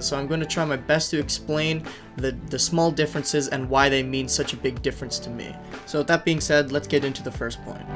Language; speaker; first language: English; native; English